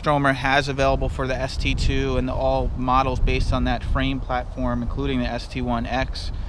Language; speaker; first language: English; native; English